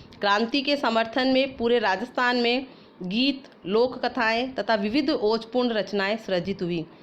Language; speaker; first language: Hindi; native; Hindi